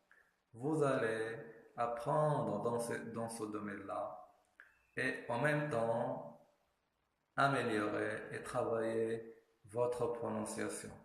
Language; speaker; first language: French; non-native, fluent; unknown